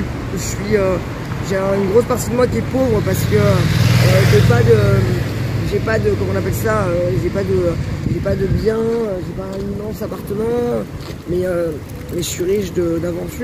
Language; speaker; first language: French; native; French